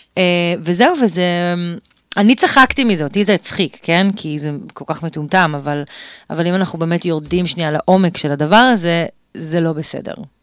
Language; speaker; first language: Hebrew; native; Hebrew